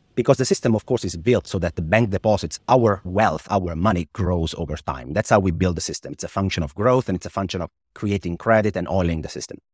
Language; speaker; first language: English; non-native, fluent; Italian